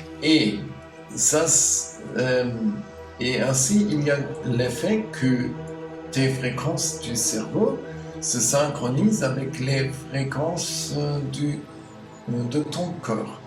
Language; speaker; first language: French; non-native, learner; German